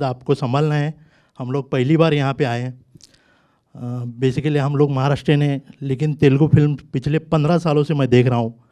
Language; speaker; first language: Hindi; non-native, local second language; Marathi